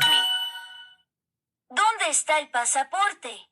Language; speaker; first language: Spanish; non-native, learner; English